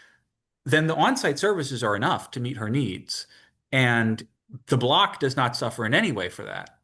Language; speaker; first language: English; native; English